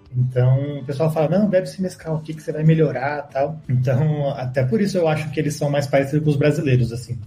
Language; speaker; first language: Portuguese; native; Portuguese